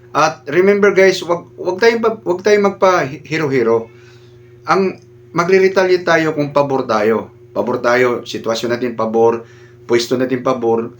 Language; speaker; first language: Filipino; native; Filipino